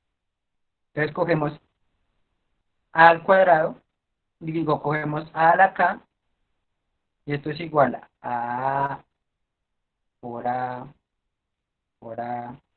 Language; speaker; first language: Spanish; native; Spanish